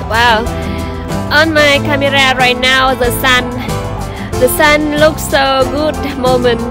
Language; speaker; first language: English; non-native, learner; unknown